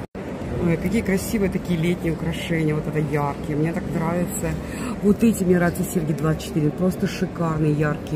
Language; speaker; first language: Russian; native; Russian